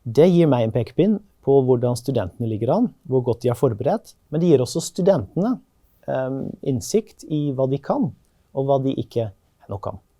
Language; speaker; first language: Norwegian; non-native, fluent; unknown